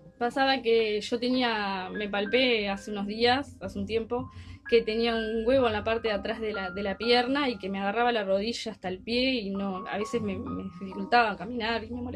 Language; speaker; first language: Spanish; native; Spanish